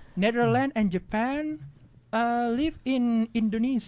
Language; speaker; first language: English; non-native, learner; Indonesian